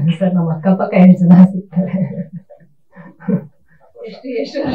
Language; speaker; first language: Kannada; native; Kannada